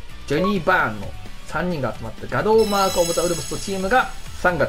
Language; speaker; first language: Japanese; native; Japanese